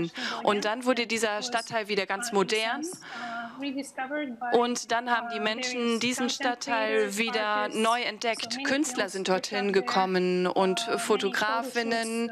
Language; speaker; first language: German; non-native, fluent; Russian